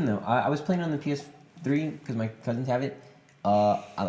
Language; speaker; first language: English; native; English